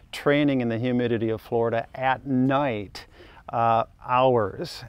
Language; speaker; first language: English; native; English